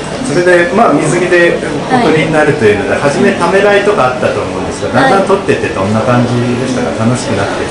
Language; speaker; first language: Japanese; native; Japanese